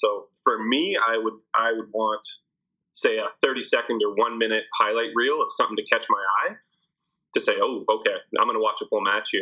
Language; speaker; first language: English; native; English